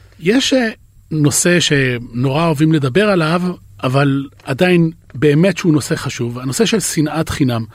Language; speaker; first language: Hebrew; native; Hebrew